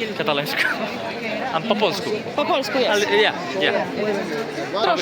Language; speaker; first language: Polish; non-native, learner; Spanish